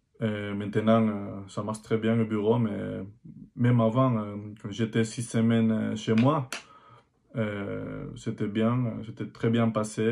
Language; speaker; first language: French; non-native, fluent; Spanish